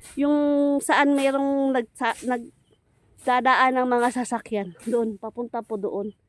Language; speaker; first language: Filipino; non-native, local second language; Cebuano